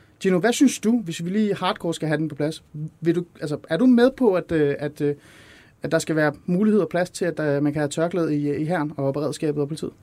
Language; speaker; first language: Danish; early bilingual, other home language; Persian